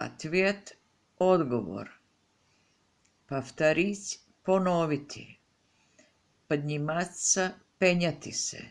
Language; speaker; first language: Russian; non-native, fluent; Serbian